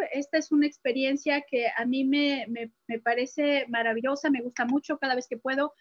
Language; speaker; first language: Spanish; native; Spanish